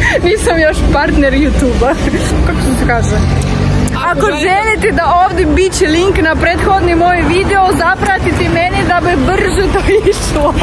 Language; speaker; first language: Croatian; non-native, fluent; Russian